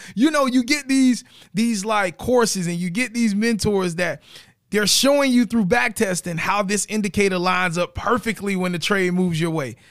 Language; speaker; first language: English; native; English